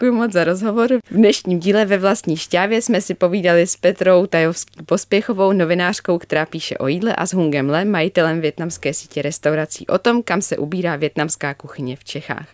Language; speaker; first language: Czech; native; Czech